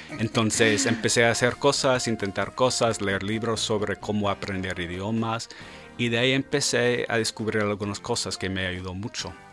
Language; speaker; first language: Spanish; non-native, fluent; English